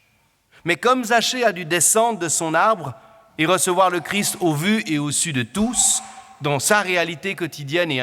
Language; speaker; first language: French; native; French